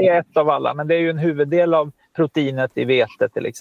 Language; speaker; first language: Swedish; native; Swedish